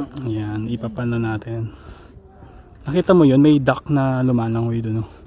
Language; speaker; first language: Filipino; native; Filipino